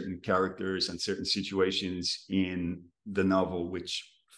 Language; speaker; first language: English; native; English